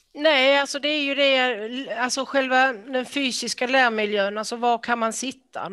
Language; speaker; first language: Swedish; native; Swedish